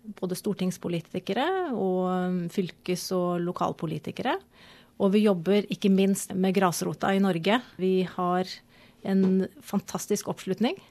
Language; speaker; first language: Norwegian; native; Norwegian